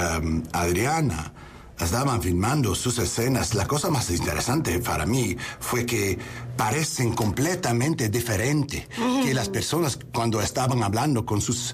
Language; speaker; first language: Spanish; non-native, learner; English